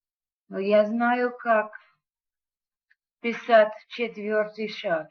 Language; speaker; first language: Russian; non-native, learner; English